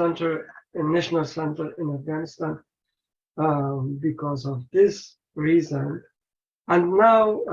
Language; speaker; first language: English; non-native, learner; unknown